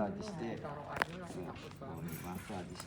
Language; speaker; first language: Japanese; native; Japanese